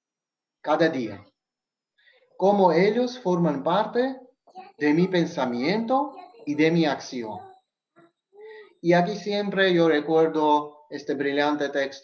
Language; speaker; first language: Spanish; non-native, fluent; Georgian